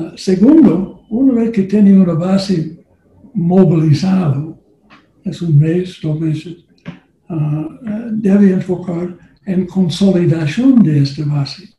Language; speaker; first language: Spanish; non-native, learner; English